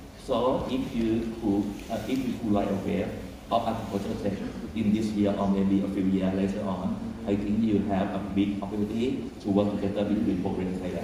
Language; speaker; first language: English; non-native, fluent; Thai